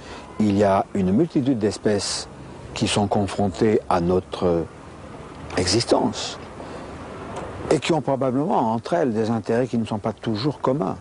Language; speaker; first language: French; native; French